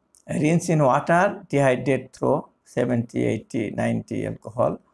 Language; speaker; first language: English; non-native, local second language; Bangla